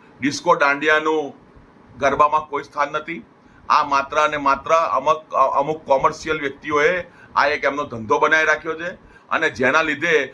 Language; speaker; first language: Gujarati; non-native, local second language; Punjabi